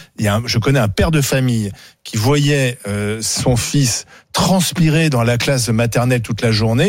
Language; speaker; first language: French; native; French